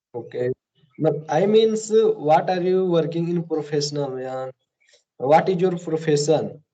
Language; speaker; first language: English; non-native, learner; Hindi